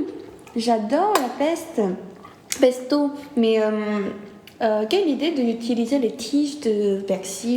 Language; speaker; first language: French; non-native, learner; Korean